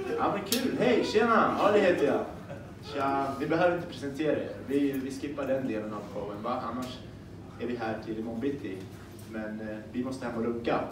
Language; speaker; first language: Swedish; early bilingual, other home language; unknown